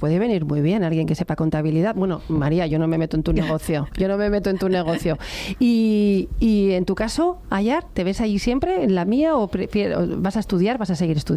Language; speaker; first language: Spanish; native; Spanish